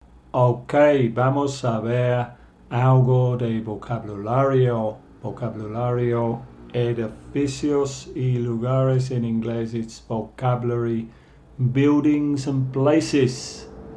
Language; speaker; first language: Spanish; non-native, fluent; English